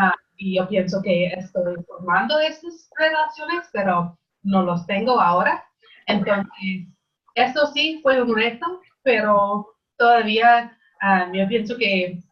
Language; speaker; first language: Spanish; non-native, learner; English